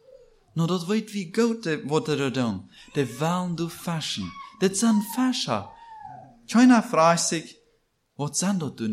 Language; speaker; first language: German; non-native, learner; Plautdietsch